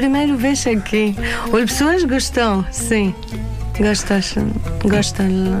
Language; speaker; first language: Portuguese; non-native, learner; Arabic